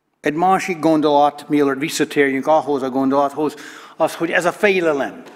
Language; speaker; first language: Hungarian; non-native, learner; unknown